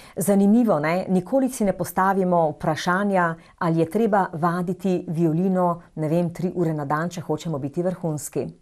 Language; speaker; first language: Slovenian; native; Slovenian